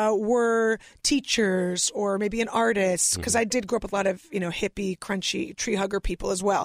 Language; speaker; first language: English; early bilingual, other home language; Russian